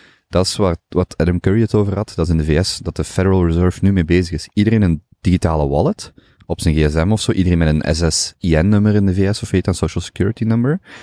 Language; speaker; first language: Dutch; native; Dutch